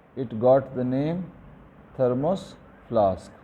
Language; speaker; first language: English; non-native, local second language; Urdu